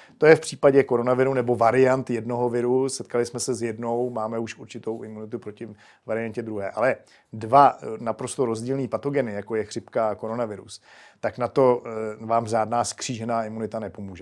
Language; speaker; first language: Czech; native; Czech